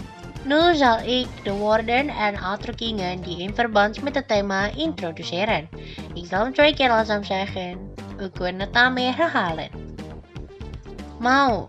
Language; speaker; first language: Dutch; non-native, fluent; Indonesian